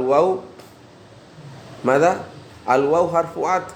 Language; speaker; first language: Arabic; non-native, fluent; Indonesian